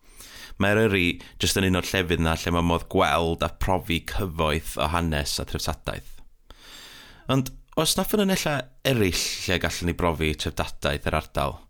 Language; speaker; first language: Welsh; native; Welsh